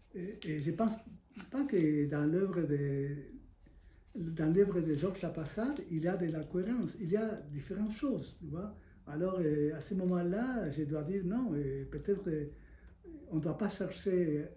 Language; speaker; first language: French; non-native, fluent; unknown